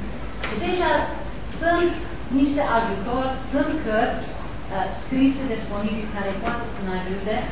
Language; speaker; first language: Romanian; non-native, local second language; Hungarian